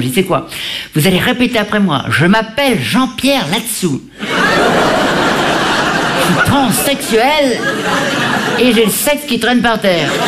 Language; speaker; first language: French; native; French